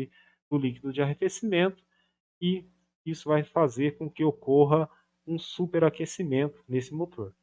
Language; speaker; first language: Portuguese; native; Portuguese